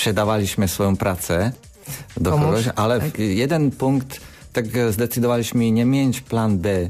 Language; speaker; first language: Polish; non-native, learner; Slovak